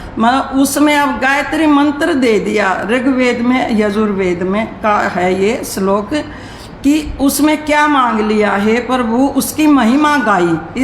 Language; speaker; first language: Hindi; native; Hindi